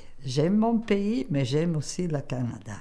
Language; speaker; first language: French; non-native, local second language; Macedonian